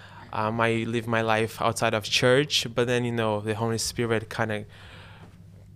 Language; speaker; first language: English; non-native, learner; Portuguese